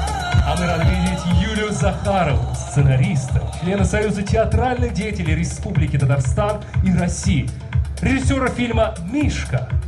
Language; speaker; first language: Russian; native; Russian